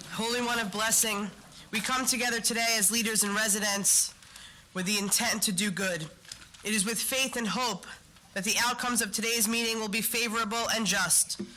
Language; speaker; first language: English; native; English